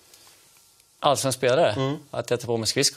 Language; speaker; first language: Swedish; native; Swedish